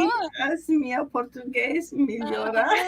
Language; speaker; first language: Portuguese; non-native, learner; English